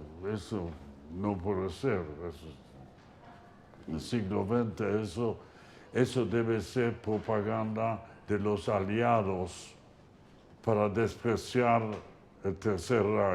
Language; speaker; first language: Spanish; non-native, fluent; Yiddish